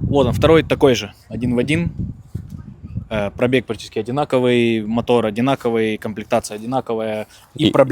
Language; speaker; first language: Russian; native; Russian